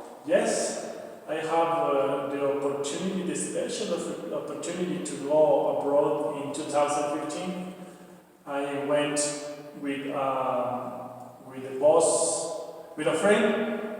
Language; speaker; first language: English; non-native, learner; Spanish